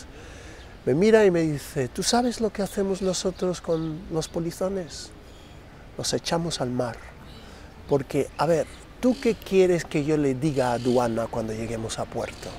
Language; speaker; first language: Spanish; non-native, fluent; Krio